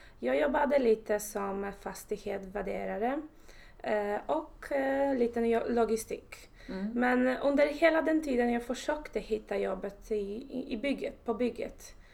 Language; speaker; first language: Swedish; non-native, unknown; Polish